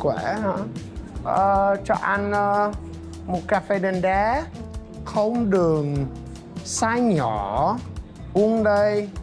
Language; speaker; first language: Vietnamese; non-native, learner; English